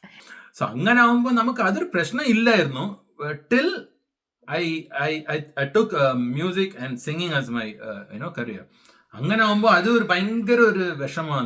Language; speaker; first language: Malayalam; early bilingual, heritage; Malayalam